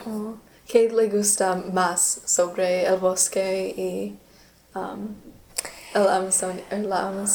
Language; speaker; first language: Spanish; non-native, learner; English